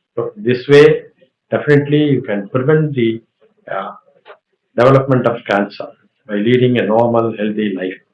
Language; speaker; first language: English; non-native, local second language; Tamil